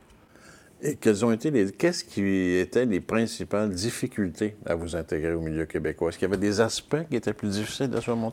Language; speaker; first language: French; native; French